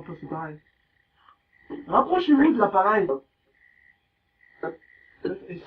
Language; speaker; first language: French; native; French